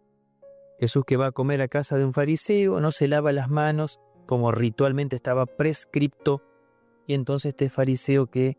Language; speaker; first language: Spanish; native; Spanish